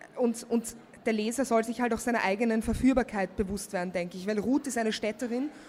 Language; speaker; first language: German; native; German